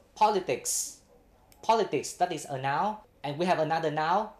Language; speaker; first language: English; non-native, fluent; Vietnamese